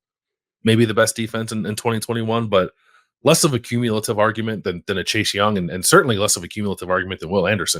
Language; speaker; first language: English; native; English